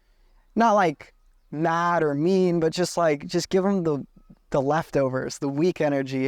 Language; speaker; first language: English; native; English